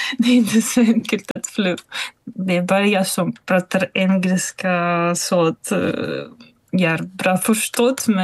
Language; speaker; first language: Swedish; non-native, fluent; Russian